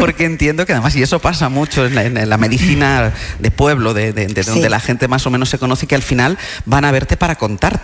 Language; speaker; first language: Spanish; native; Spanish